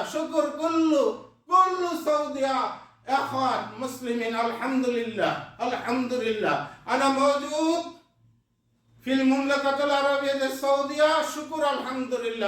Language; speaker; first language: Arabic; non-native, learner; Bangla